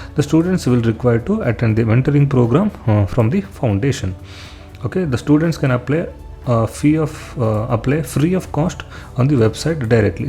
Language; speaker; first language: English; non-native, local second language; Kannada